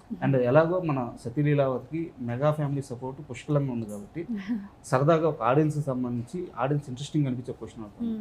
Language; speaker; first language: Telugu; native; Telugu